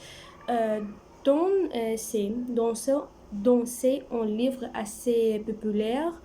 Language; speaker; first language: French; non-native, learner; Arabic